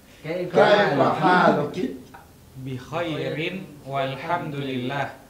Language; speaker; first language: Arabic; non-native, fluent; Indonesian